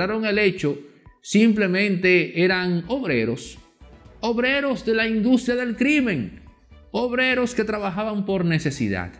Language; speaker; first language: Spanish; native; Spanish